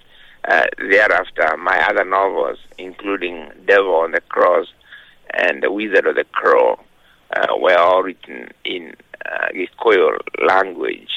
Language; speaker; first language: English; non-native, local second language; Kikuyu